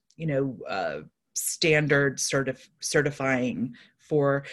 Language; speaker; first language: English; native; English